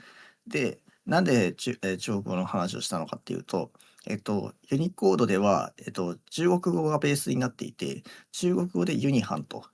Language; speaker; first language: Japanese; native; Japanese